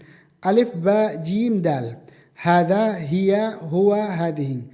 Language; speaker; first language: Arabic; non-native, fluent; Indonesian